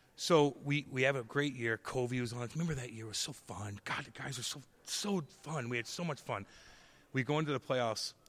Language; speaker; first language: English; native; English